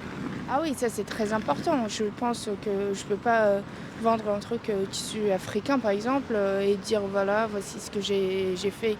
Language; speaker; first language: French; non-native, fluent; Portuguese